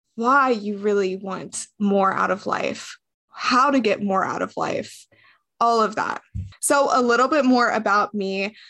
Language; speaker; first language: English; native; English